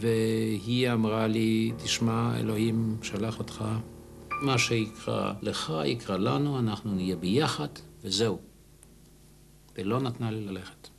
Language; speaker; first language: Hebrew; non-native, fluent; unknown